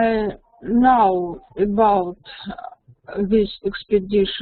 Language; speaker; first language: English; non-native, learner; Russian